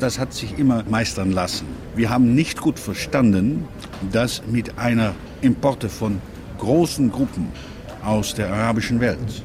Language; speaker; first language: German; non-native, fluent; Dutch